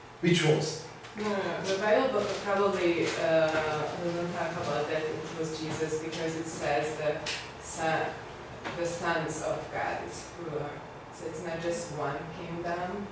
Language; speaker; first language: English; non-native, learner; Hungarian